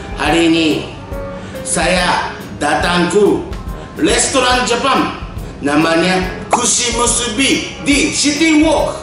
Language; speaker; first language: Indonesian; non-native, learner; Japanese